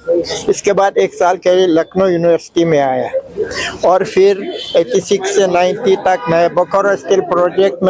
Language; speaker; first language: Hindi; non-native, fluent; Uzbek